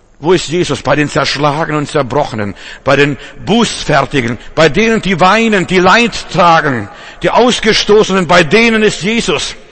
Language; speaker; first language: German; non-native, fluent; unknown